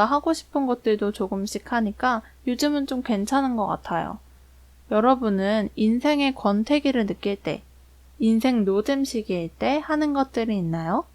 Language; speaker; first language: Korean; native; Korean